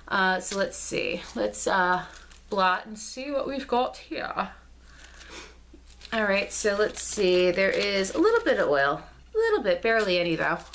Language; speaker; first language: English; native; English